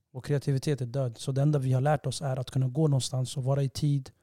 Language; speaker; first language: Swedish; non-native, fluent; Somali